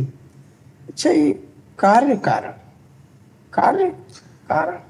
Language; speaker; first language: Hindi; native; Hindi